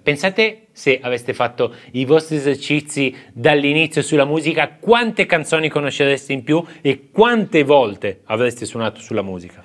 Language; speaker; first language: Italian; native; Italian